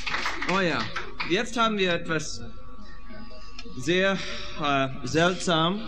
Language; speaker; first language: German; non-native, fluent; English